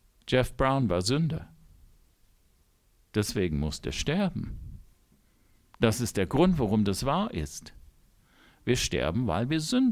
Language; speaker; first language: German; non-native, fluent; English